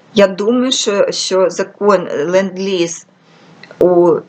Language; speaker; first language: Ukrainian; non-native, local second language; Russian